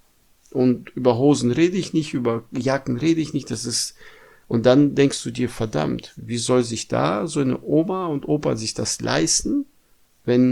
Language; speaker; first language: German; non-native, fluent; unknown